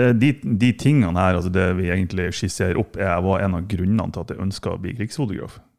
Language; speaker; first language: Norwegian; non-native, fluent; German